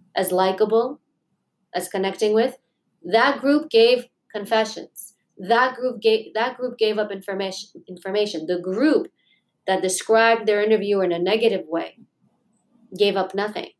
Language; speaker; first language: English; native; English